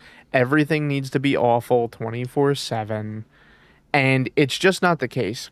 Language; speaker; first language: English; native; English